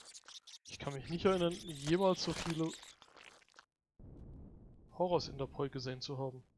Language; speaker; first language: German; native; German